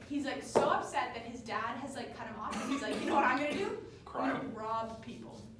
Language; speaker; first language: English; native; English